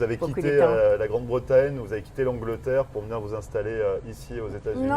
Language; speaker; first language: French; native; French